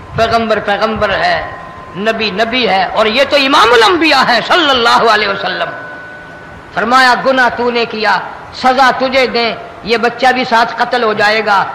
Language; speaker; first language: Urdu; non-native, local second language; Punjabi